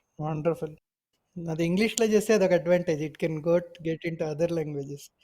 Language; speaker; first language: Telugu; native; Telugu